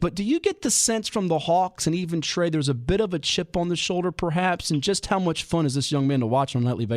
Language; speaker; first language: English; native; English